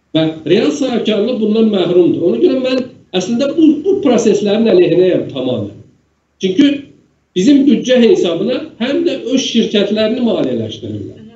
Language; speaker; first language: Azerbaijani; native; Azerbaijani